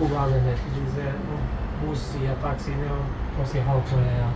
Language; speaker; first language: Finnish; non-native, fluent; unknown